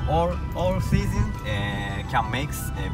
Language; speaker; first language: English; non-native, learner; Japanese